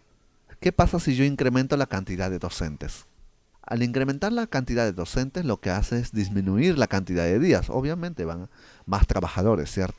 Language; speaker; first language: Spanish; native; Spanish